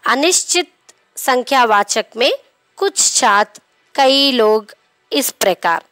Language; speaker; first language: Hindi; non-native, local second language; Telugu